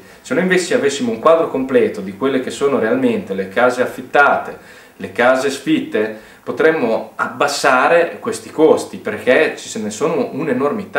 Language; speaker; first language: Italian; native; Italian